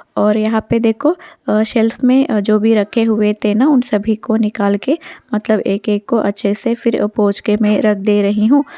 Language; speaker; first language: Hindi; non-native, local second language; Telugu